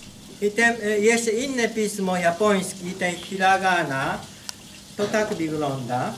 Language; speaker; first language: Polish; non-native, learner; Japanese